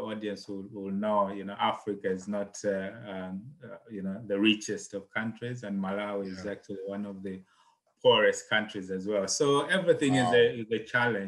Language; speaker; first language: English; non-native, local second language; Nyanja